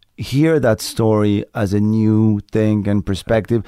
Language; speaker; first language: English; non-native, fluent; Arabic